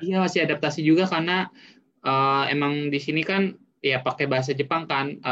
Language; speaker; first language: Indonesian; native; Indonesian